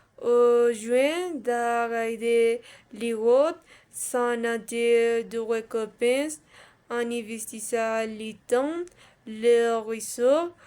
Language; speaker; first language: French; non-native, learner; Spanish